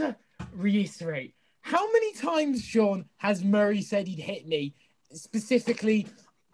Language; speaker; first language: English; native; English